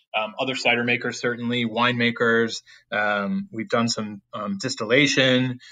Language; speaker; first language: English; native; English